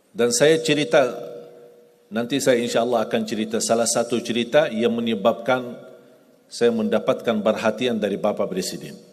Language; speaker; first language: Indonesian; non-native, fluent; Arabic